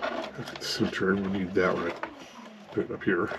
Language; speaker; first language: English; native; English